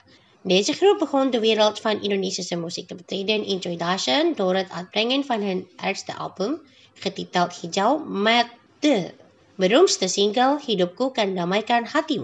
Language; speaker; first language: Dutch; non-native, local second language; Indonesian